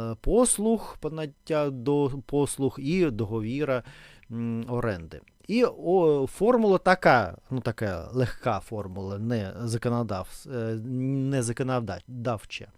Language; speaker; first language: Ukrainian; non-native, local second language; Russian